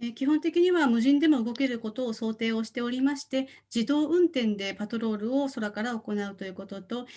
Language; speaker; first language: Japanese; non-native, fluent; Korean